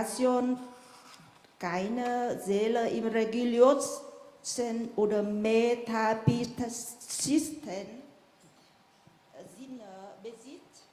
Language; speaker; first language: German; non-native, fluent; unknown